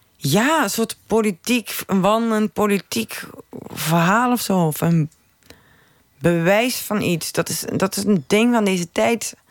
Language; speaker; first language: Dutch; native; Dutch